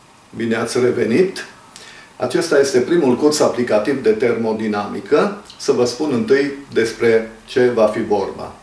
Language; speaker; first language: Romanian; native; Romanian